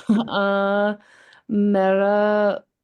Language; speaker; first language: Hindi; non-native, learner; English